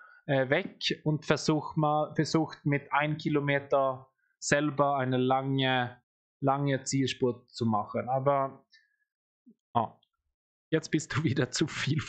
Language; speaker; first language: German; non-native, fluent; Swedish